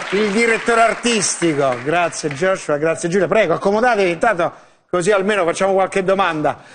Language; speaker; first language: Italian; native; Italian